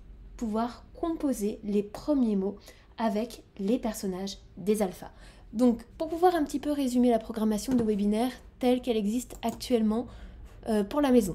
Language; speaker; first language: French; native; French